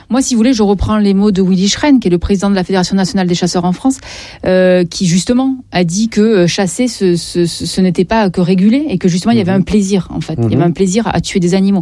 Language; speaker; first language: French; native; French